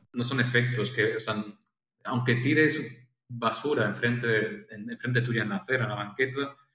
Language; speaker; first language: Spanish; native; Spanish